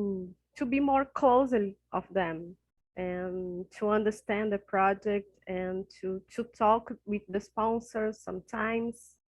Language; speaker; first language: English; non-native, learner; Portuguese